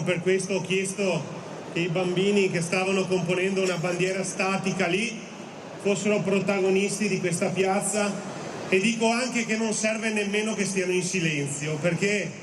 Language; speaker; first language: Italian; native; Italian